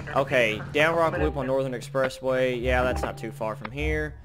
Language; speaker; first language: English; native; English